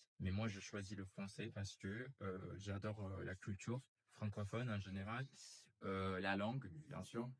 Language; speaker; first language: French; non-native, fluent; Spanish